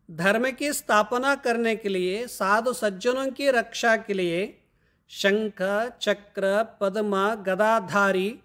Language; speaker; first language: Hindi; non-native, local second language; Kannada